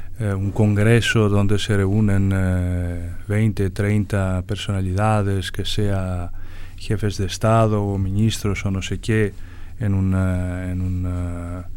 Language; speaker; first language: Spanish; non-native, fluent; Greek